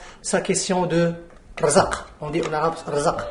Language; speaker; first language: French; non-native, local second language; Arabic